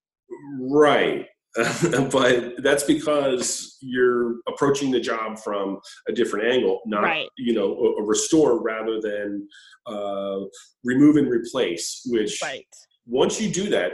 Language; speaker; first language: English; native; English